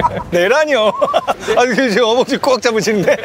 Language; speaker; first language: Korean; native; Korean